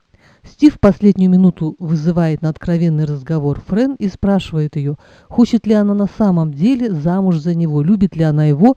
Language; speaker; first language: Russian; native; Russian